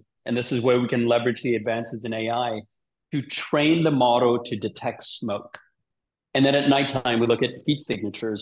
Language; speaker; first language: English; native; English